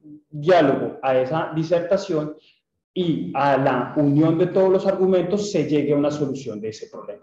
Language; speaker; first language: Spanish; native; Spanish